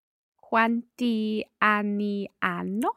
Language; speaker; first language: Italian; non-native, learner; English